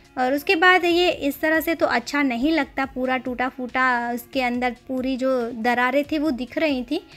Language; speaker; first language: Hindi; non-native, local second language; Gujarati